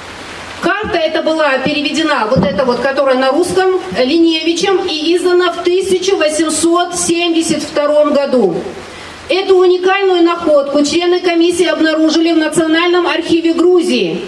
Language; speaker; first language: Russian; non-native, local second language; Ingush